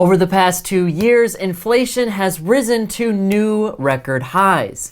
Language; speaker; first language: English; native; English